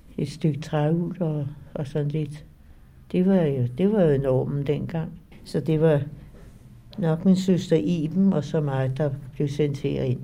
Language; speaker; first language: Danish; native; Danish